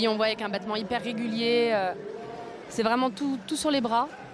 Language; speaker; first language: French; native; French